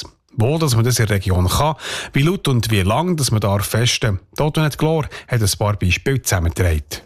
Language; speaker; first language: German; native; German